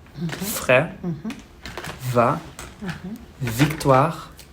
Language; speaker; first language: French; non-native, learner; Dutch